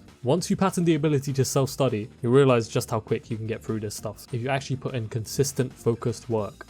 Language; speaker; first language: English; native; English